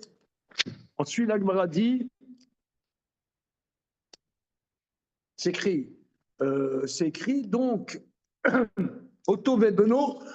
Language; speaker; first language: French; native; French